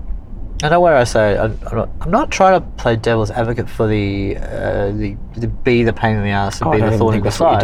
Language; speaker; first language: English; native; English